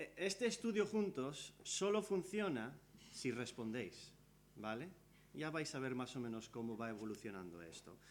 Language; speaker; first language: Spanish; early bilingual, other home language; English